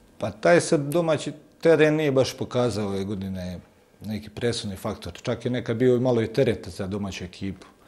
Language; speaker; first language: Croatian; native; Croatian